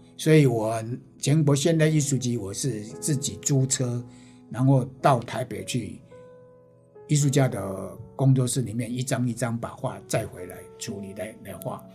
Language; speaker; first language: Chinese; native; Chinese